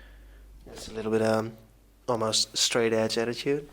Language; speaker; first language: English; non-native, fluent; Dutch